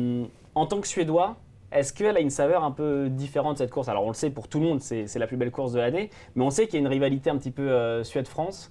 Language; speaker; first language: French; native; French